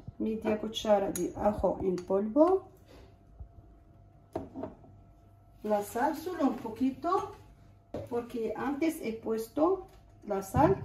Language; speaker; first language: Spanish; non-native, fluent; Arabic